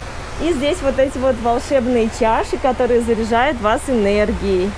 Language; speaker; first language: Russian; native; Russian